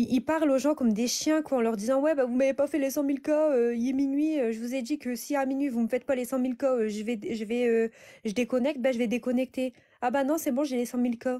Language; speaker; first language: French; native; French